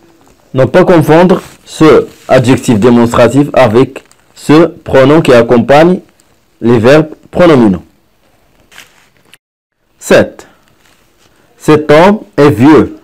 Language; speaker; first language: French; non-native, local second language; Arabic